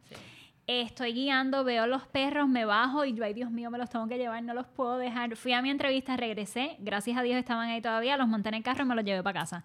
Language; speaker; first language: Spanish; native; Spanish